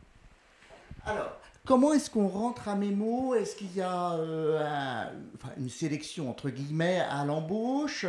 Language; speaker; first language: French; native; French